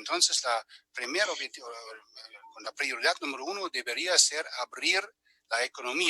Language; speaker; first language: Spanish; non-native, fluent; German